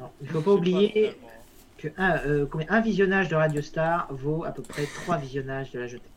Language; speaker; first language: French; native; French